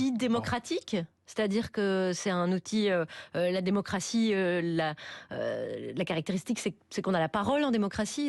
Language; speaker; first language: French; native; French